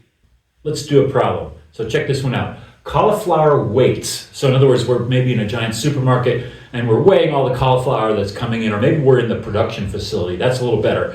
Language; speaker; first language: English; native; English